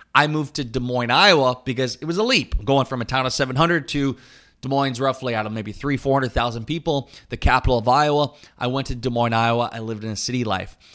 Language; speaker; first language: English; native; English